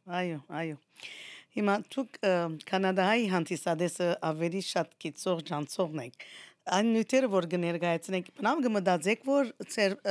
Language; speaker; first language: Armenian; early bilingual, heritage; Armenian